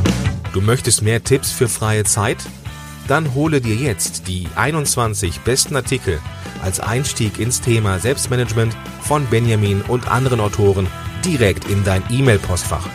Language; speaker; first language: German; native; German